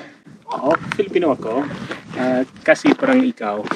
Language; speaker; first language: Filipino; non-native, learner; English